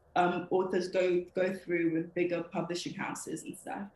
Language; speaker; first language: English; native; English